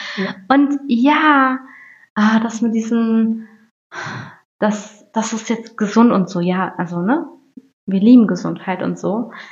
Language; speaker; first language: German; early bilingual, other home language; Turkish